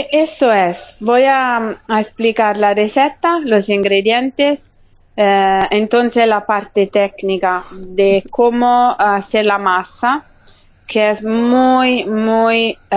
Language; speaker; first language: Spanish; non-native, fluent; Italian